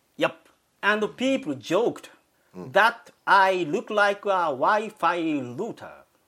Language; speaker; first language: English; non-native, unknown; Japanese